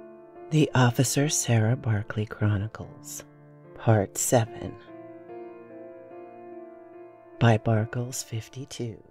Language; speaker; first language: English; native; English